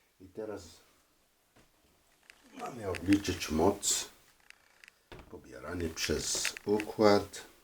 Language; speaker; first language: Polish; non-native, learner; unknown